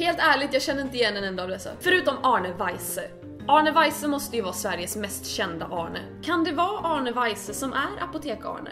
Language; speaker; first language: Swedish; native; Swedish